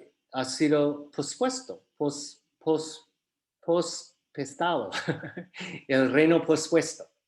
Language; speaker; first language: Spanish; non-native, fluent; English